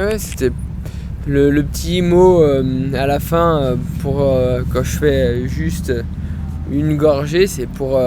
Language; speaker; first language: French; native; French